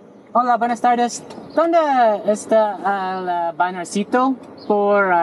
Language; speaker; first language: Spanish; non-native, learner; English